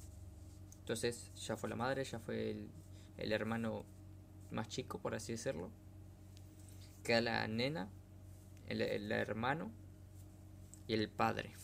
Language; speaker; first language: Spanish; native; Spanish